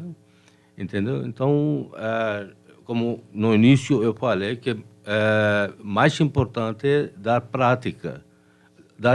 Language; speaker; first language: Portuguese; non-native, fluent; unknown